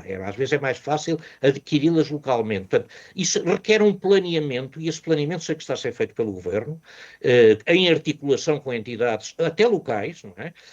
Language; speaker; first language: Portuguese; native; Portuguese